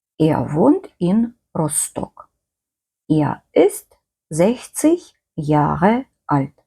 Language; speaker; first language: German; non-native, fluent; Ukrainian